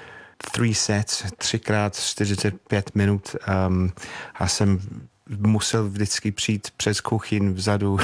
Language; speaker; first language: Czech; non-native, fluent; English